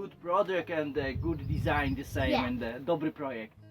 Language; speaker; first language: English; non-native, learner; Polish